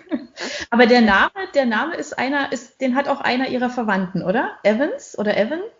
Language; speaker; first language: German; native; German